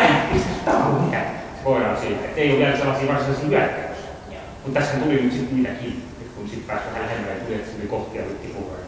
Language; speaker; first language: Finnish; native; Finnish